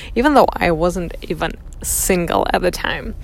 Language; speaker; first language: English; non-native, fluent; Russian